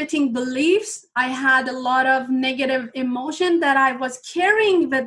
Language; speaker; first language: English; non-native, fluent; Persian